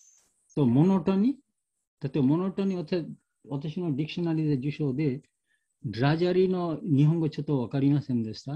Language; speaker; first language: Japanese; non-native, learner; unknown